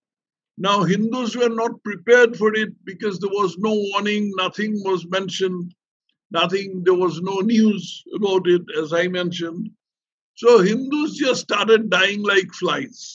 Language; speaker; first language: English; non-native, local second language; Bangla